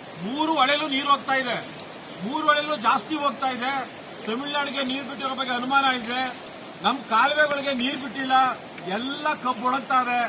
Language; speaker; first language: Kannada; native; Kannada